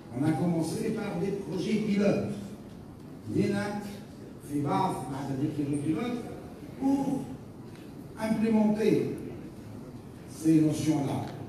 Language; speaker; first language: French; non-native, local second language; Arabic